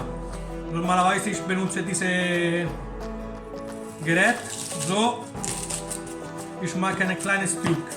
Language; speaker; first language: German; non-native, learner; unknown